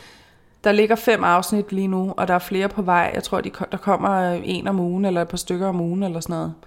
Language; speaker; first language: Danish; native; Danish